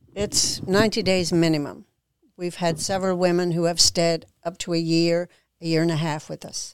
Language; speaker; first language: English; native; English